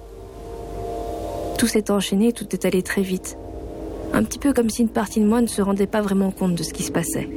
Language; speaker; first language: French; native; French